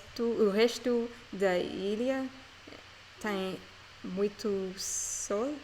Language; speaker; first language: Portuguese; non-native, learner; English